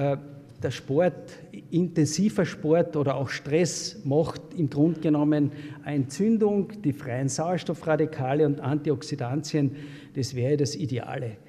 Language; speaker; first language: German; native; German